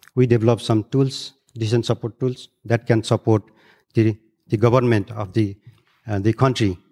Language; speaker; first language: English; non-native, local second language; Nepali